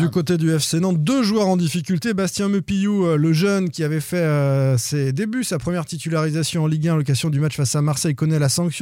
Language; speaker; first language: French; native; French